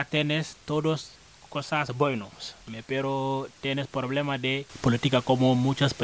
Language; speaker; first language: Spanish; non-native, learner; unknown